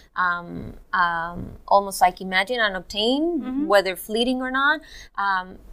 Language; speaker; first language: English; non-native, fluent; Spanish